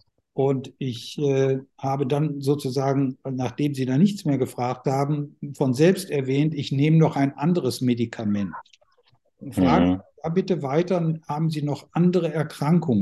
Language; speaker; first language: German; native; German